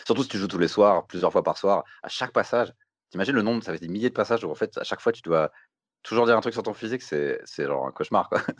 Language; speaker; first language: French; native; French